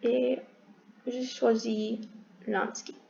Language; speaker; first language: French; non-native, learner; English